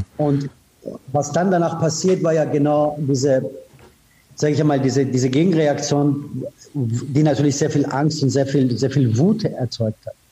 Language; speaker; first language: German; non-native, fluent; Persian